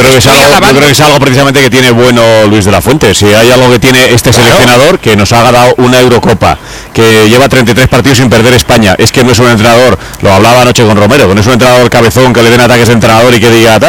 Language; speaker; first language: Spanish; native; Spanish